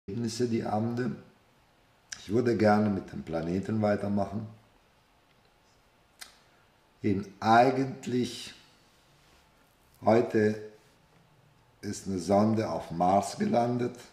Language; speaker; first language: German; non-native, fluent; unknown